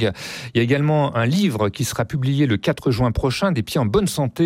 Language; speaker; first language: French; native; French